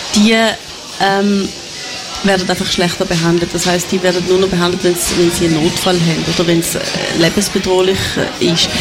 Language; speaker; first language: German; native; German